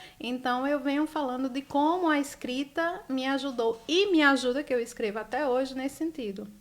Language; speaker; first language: Portuguese; native; Portuguese